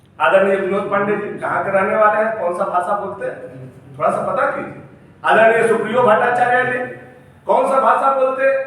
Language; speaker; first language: Hindi; native; Hindi